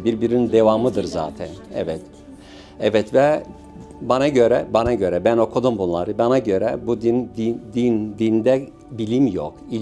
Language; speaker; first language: Turkish; non-native, local second language; Syriac